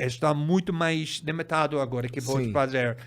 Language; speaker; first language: Portuguese; non-native, fluent; English